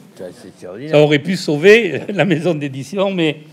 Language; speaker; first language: French; native; French